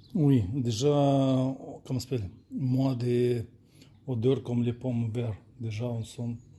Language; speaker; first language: French; non-native, learner; Russian